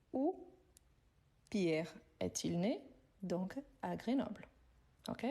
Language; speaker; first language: French; non-native, fluent; Arabic